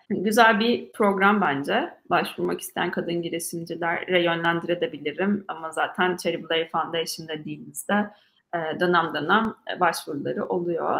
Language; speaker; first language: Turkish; native; Turkish